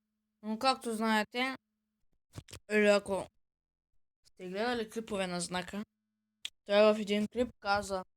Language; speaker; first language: Bulgarian; native; Bulgarian